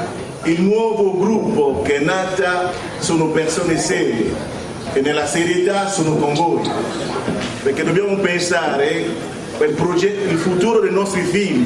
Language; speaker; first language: Italian; non-native, fluent; French